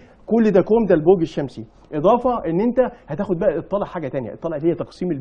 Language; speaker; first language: Arabic; native; Arabic